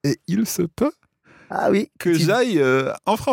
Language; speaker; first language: French; non-native, fluent; English